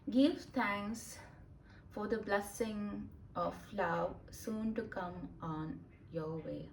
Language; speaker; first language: English; non-native, local second language; Malayalam